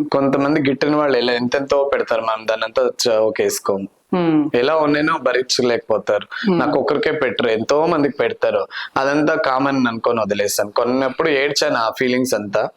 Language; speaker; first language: Telugu; non-native, local second language; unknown